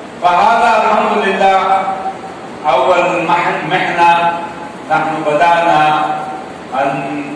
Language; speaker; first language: Arabic; non-native, learner; Urdu